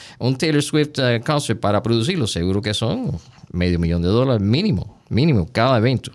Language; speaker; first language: Spanish; early bilingual, heritage; Spanish